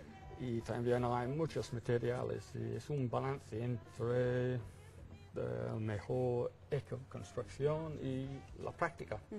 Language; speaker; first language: Spanish; non-native, fluent; English